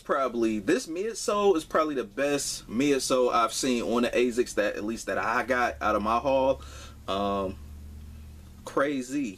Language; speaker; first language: English; native; English